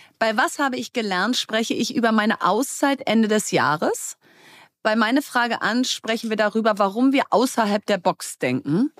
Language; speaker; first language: German; native; German